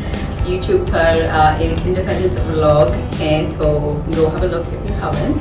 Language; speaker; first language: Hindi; non-native, learner; English